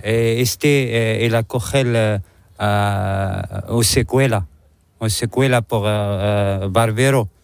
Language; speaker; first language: Spanish; non-native, learner; Arabic